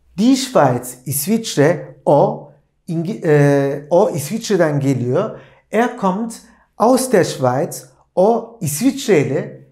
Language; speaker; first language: Turkish; native; Turkish